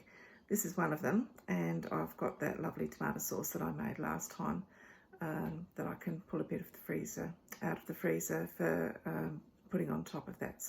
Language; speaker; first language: English; native; English